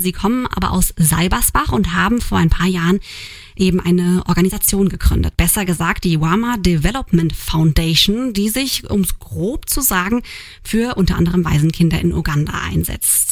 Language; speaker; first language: German; native; German